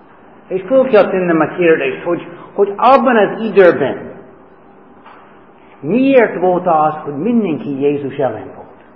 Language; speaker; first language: Hungarian; non-native, fluent; English